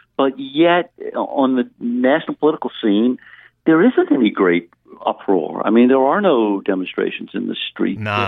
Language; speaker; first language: English; native; English